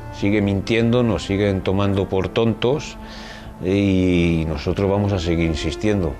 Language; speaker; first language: Spanish; native; Spanish